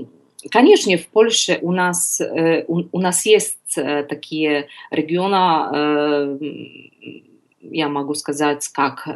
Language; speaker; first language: Russian; non-native, learner; Polish